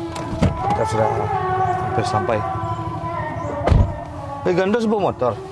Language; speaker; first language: Indonesian; non-native, local second language; Minangkabau